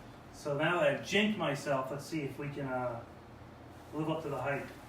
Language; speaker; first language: English; native; English